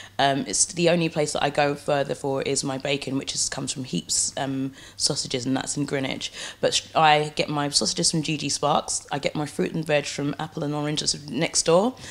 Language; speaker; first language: English; native; English